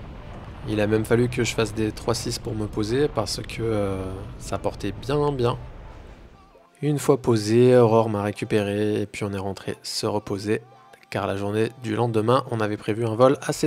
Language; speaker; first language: French; native; French